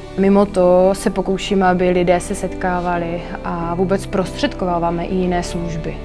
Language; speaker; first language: Czech; native; Czech